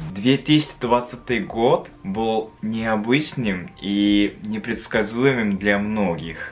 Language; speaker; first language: Russian; non-native, fluent; Japanese